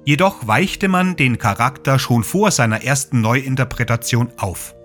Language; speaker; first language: German; native; German